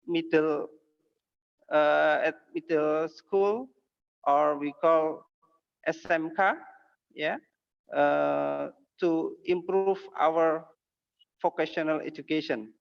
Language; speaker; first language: English; non-native, learner; Indonesian